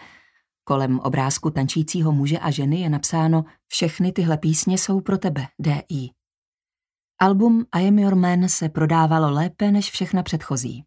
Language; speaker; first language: Czech; native; Czech